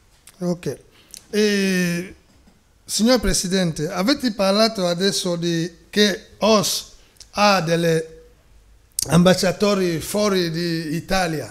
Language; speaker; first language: Italian; non-native, fluent; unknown